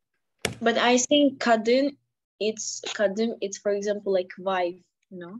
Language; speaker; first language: English; non-native, fluent; Ukrainian